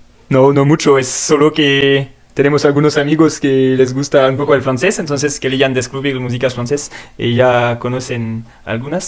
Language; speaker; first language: Spanish; non-native, learner; French